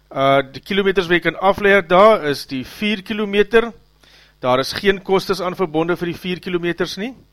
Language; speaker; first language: Afrikaans; native; Afrikaans